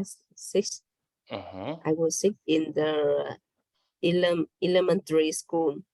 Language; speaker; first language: English; non-native, learner; Vietnamese